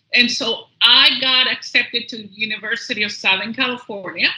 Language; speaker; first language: English; early bilingual, other home language; Spanish